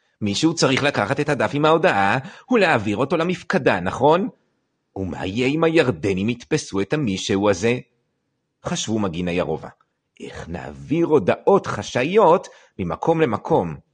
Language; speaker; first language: Hebrew; native; Hebrew